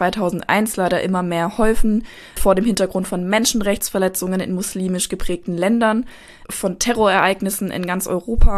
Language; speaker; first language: German; native; German